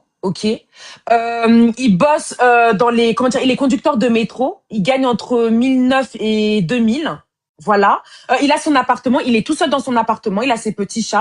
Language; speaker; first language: French; native; French